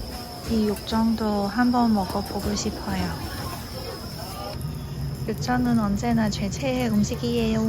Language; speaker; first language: Korean; non-native, fluent; Cantonese